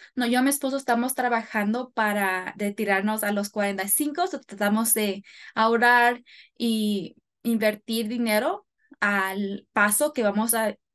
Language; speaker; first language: Spanish; early bilingual, heritage; Spanish